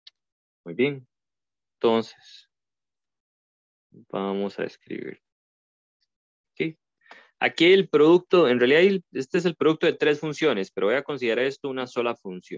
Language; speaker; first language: Spanish; native; Spanish